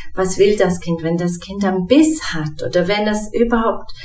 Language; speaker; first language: German; non-native, fluent; English